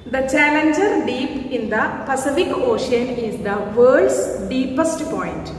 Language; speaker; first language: English; non-native, local second language; Malayalam